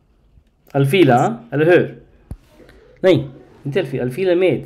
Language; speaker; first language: Swedish; non-native, learner; Arabic